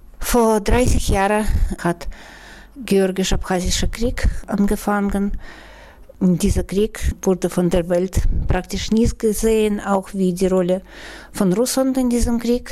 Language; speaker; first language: German; non-native, fluent; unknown